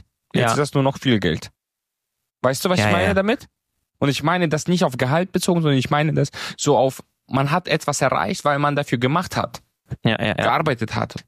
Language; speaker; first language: German; native; German